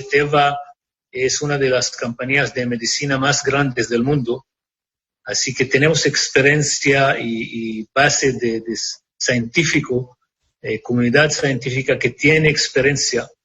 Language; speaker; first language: Spanish; non-native, fluent; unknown